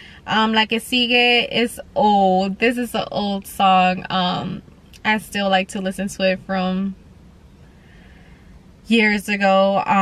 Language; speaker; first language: English; early bilingual, other home language; Spanish